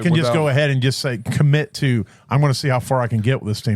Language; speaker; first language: English; native; English